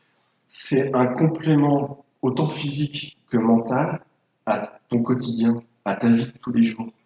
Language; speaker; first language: French; native; French